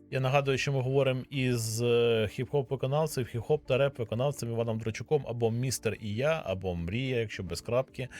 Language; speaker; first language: Ukrainian; native; Ukrainian